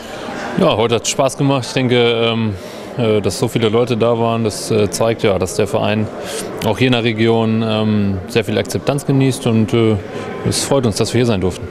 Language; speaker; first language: German; native; German